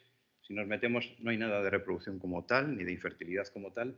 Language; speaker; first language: Spanish; native; Spanish